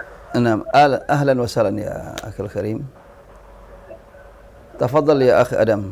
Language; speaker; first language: Arabic; non-native, fluent; Indonesian